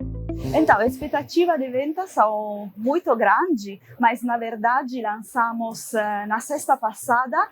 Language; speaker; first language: Portuguese; non-native, fluent; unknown